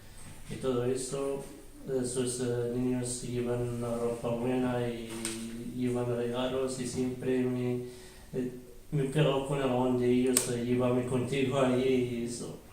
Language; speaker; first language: Spanish; non-native, learner; Arabic